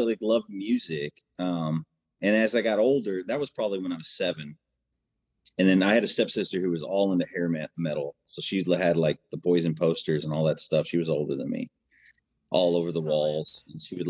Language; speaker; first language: English; native; English